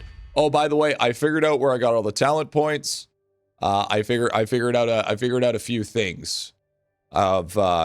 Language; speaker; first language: English; native; English